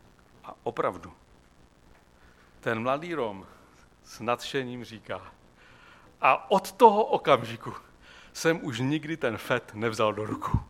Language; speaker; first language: Czech; native; Czech